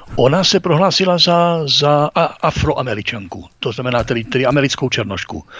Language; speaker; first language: Czech; native; Czech